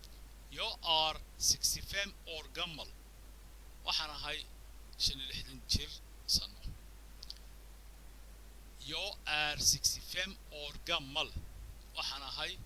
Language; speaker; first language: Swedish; non-native, fluent; Somali